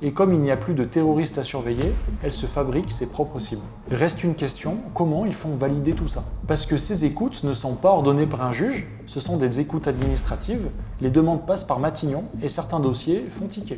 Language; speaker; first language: French; native; French